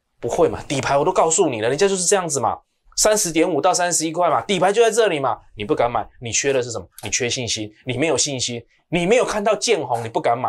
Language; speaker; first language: Chinese; native; Chinese